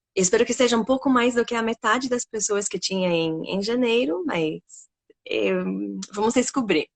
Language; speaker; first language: Portuguese; non-native, fluent; English